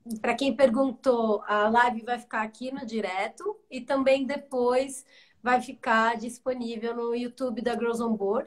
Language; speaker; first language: Portuguese; native; Portuguese